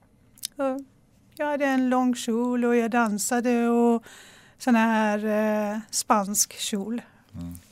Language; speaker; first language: Swedish; non-native, fluent; Persian